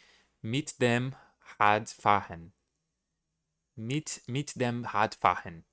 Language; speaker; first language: German; non-native, learner; Portuguese